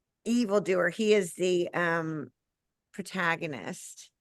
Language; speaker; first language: English; native; English